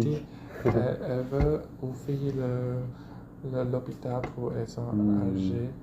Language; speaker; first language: French; non-native, learner; Chinese